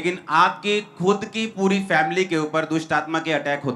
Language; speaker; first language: Hindi; native; Hindi